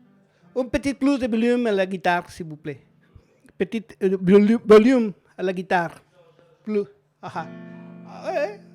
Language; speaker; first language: French; non-native, learner; Spanish